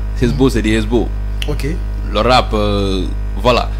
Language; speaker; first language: French; non-native, local second language; Fula